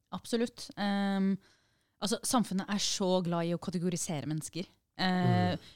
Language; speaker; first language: Norwegian; early bilingual, other home language; Arabic